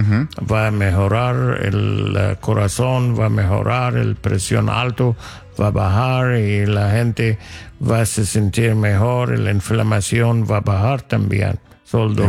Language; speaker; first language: Spanish; non-native, fluent; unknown